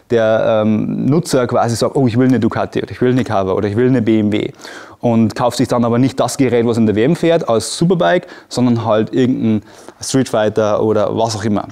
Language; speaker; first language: German; native; German